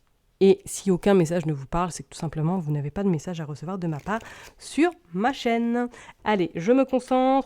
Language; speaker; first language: French; native; French